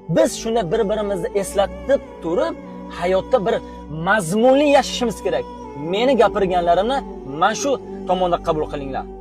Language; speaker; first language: Uzbek; non-native, local second language; Tajik